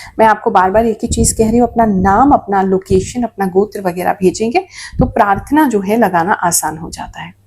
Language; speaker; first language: Hindi; native; Hindi